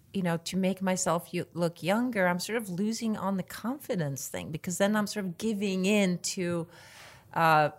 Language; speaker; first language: English; non-native, fluent; Swedish